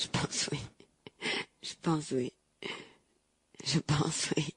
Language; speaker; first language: French; native; French